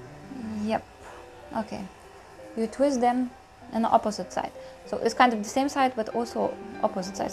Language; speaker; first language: English; non-native, fluent; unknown